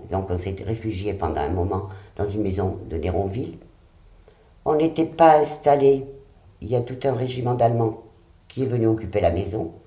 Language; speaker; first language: French; early bilingual, other home language; Catalan